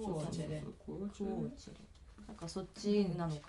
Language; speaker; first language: Japanese; native; Japanese